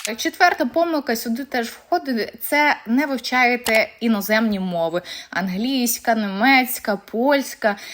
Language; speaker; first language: Ukrainian; non-native, local second language; Russian